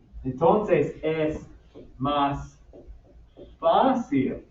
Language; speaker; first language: Spanish; non-native, fluent; English